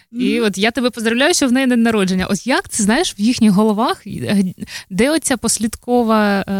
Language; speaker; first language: Ukrainian; native; Ukrainian